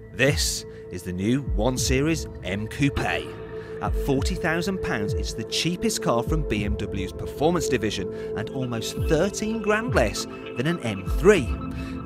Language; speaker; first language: English; native; English